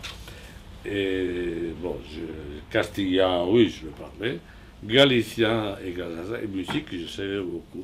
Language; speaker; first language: French; non-native, fluent; Spanish